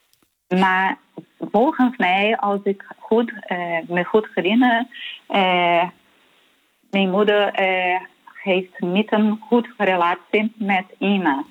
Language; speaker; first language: Dutch; non-native, fluent; Portuguese